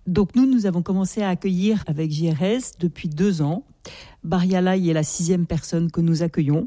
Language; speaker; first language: French; native; French